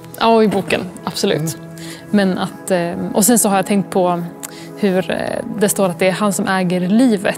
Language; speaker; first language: Swedish; native; Swedish